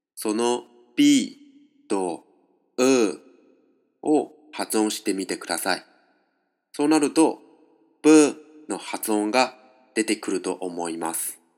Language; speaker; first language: Japanese; non-native, fluent; Chinese